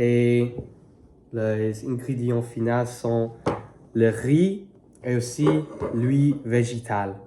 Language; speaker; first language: French; non-native, learner; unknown